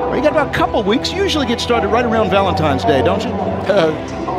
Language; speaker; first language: English; native; English